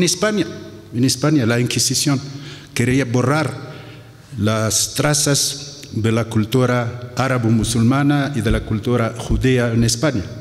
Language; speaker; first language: Spanish; non-native, fluent; Arabic